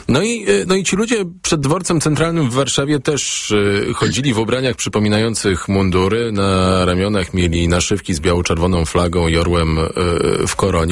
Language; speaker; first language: Polish; native; Polish